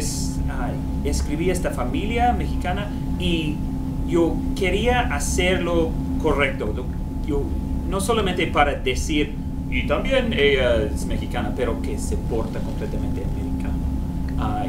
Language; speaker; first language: Spanish; non-native, fluent; English